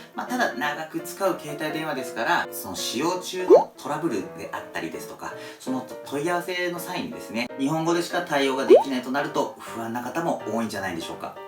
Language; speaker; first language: Japanese; native; Japanese